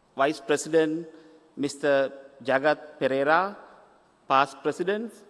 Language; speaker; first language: English; non-native, local second language; Sinhala